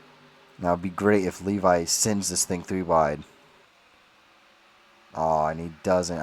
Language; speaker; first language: English; native; English